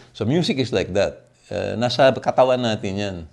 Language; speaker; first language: English; non-native, local second language; Filipino